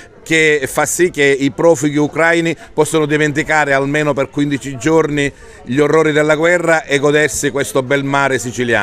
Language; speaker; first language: Italian; native; Italian